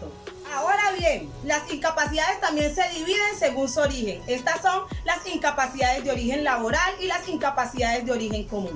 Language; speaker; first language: Spanish; native; Spanish